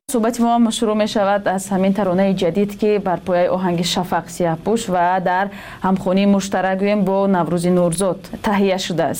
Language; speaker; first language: Tajik; native; Tajik